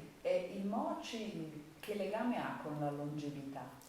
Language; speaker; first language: Italian; native; Italian